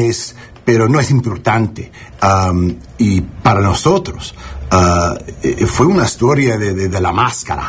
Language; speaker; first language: Spanish; non-native, learner; English